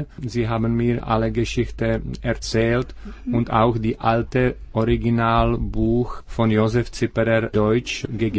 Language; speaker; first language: German; non-native, learner; Czech